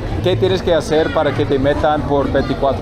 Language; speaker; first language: Spanish; non-native, fluent; English